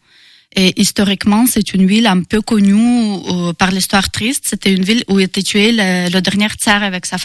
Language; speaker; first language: French; non-native, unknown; Russian